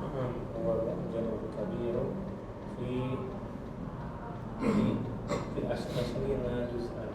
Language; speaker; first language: Arabic; non-native, learner; Indonesian